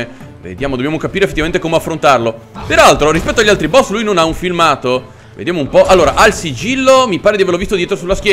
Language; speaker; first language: Italian; native; Italian